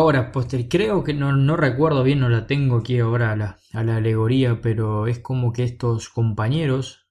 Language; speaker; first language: Spanish; native; Spanish